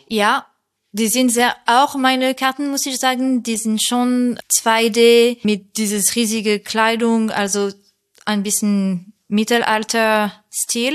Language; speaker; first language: German; non-native, fluent; French